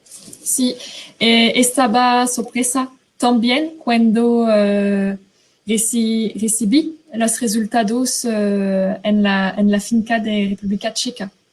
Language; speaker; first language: Spanish; non-native, fluent; French